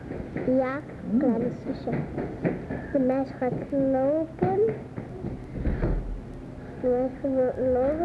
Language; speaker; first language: Dutch; early bilingual, other home language; Arabic